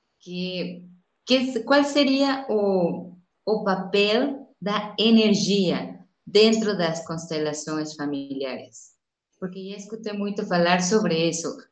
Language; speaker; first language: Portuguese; non-native, fluent; Spanish